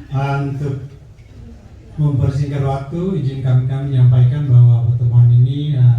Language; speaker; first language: Indonesian; native; Indonesian